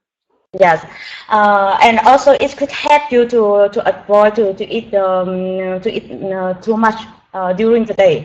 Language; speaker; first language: English; non-native, learner; Vietnamese